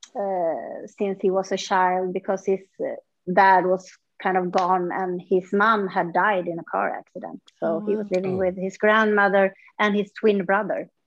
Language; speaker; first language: English; non-native, fluent; Swedish